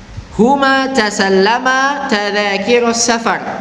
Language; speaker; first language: Arabic; non-native, fluent; Indonesian